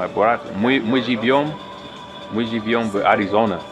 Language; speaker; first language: Russian; non-native, learner; English